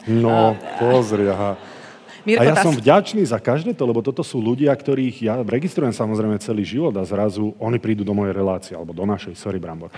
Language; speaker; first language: Slovak; native; Slovak